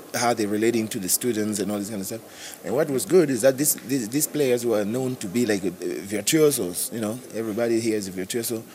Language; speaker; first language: English; non-native, local second language; French